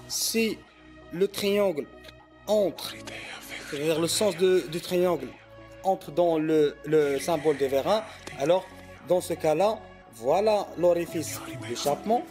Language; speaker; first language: French; non-native, local second language; Arabic